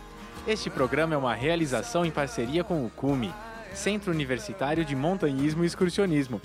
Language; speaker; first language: Portuguese; native; Portuguese